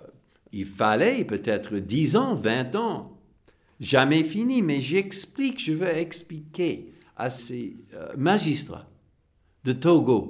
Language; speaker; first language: French; non-native, fluent; English